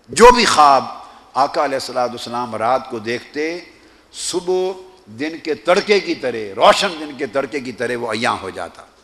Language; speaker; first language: Urdu; native; Urdu